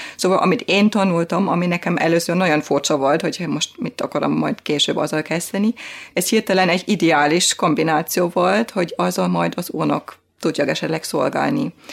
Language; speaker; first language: Hungarian; non-native, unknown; German